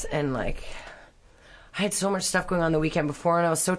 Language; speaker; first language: English; native; English